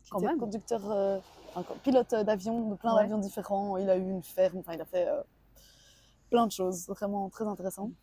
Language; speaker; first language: French; native; French